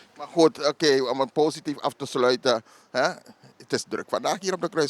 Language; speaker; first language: Dutch; native; Dutch